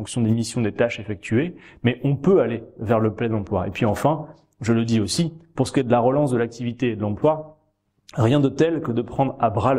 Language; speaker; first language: French; native; French